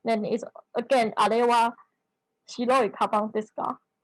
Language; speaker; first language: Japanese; non-native, learner; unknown